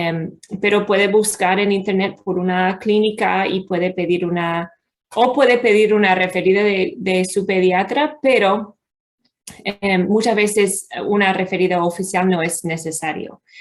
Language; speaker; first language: Spanish; non-native, fluent; English